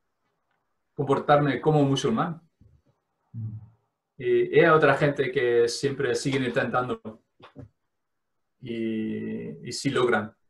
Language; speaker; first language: Spanish; non-native, fluent; Dutch